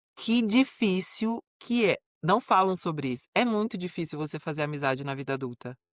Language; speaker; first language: Portuguese; native; Portuguese